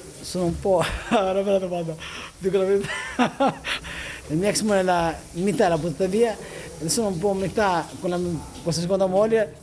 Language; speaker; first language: Italian; non-native, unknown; Arabic